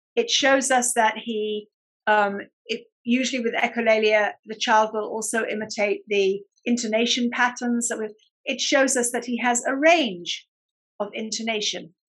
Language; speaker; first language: English; native; English